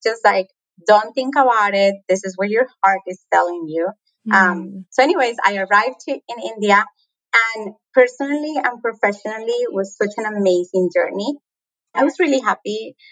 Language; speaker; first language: English; non-native, fluent; Spanish